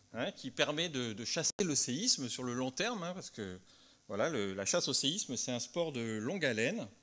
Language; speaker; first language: French; native; French